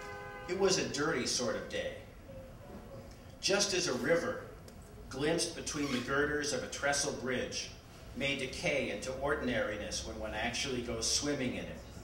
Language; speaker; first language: English; native; English